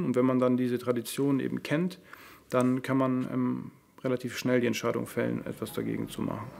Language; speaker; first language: German; native; German